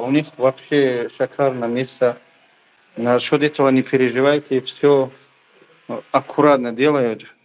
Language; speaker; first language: Russian; non-native, learner; Tajik